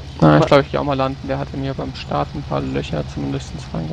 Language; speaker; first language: German; native; German